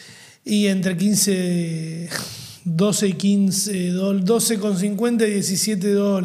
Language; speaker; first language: Spanish; native; Spanish